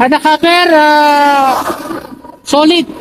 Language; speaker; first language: Arabic; non-native, learner; Filipino